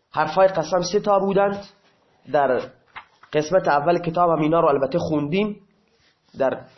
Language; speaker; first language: Persian; non-native, local second language; Baluchi